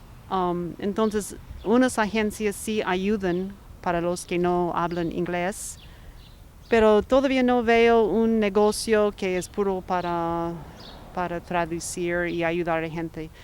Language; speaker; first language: Spanish; non-native, fluent; English